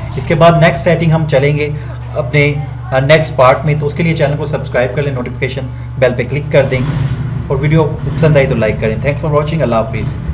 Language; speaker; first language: Urdu; native; Urdu